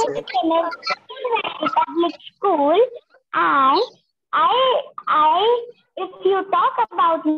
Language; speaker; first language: English; non-native, learner; Hindi